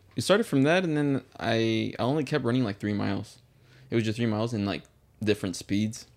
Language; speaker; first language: English; native; English